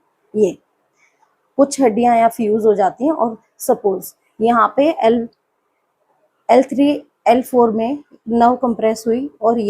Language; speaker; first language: Hindi; native; Hindi